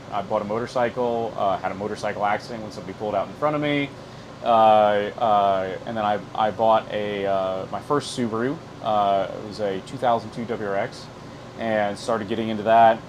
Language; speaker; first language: English; native; English